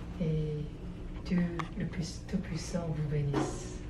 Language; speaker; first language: French; non-native, fluent; Korean